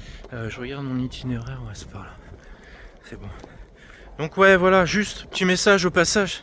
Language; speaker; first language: French; native; French